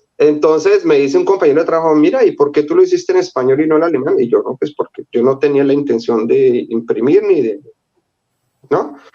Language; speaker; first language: Spanish; native; Spanish